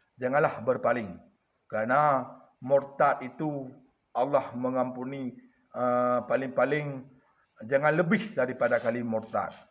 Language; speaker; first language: Malay; non-native, local second language; Achinese